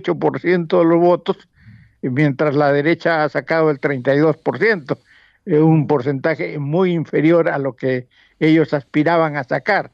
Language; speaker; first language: Spanish; native; Spanish